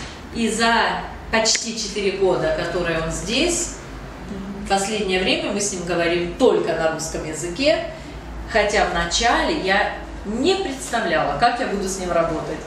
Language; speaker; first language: Russian; non-native, fluent; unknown